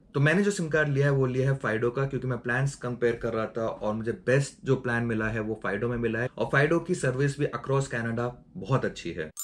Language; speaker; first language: Hindi; native; Hindi